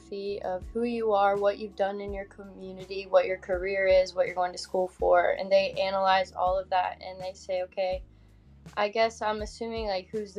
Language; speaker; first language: English; native; English